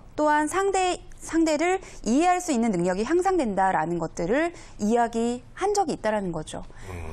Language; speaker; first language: Korean; native; Korean